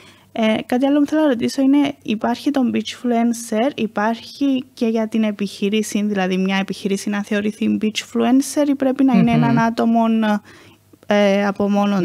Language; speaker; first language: Greek; native; Greek